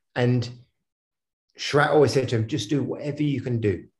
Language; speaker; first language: English; native; English